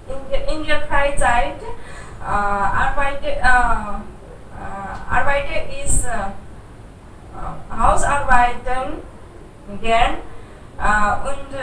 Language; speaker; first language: German; non-native, learner; Hindi